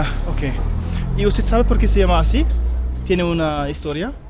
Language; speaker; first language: Spanish; non-native, fluent; German